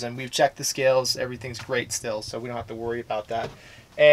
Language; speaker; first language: English; native; English